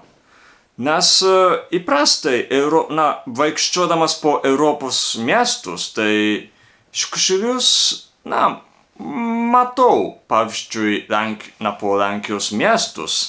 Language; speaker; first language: Lithuanian; non-native, learner; Japanese